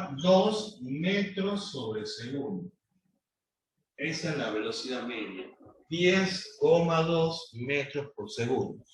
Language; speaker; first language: Spanish; native; Spanish